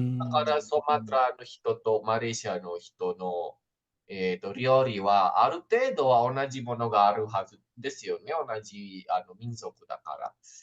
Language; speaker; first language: Japanese; non-native, fluent; Indonesian